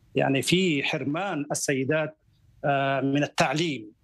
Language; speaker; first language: Arabic; non-native, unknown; Persian